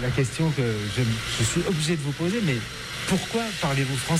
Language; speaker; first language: French; native; French